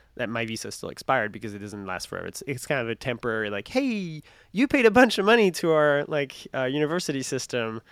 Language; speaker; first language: English; non-native, fluent; French